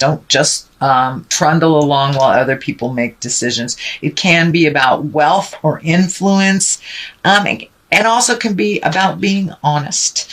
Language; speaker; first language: English; native; English